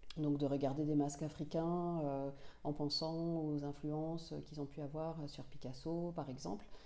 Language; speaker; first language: French; non-native, local second language; Finnish